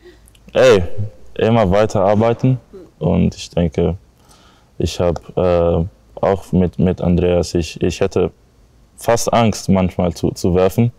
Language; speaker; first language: German; non-native, learner; English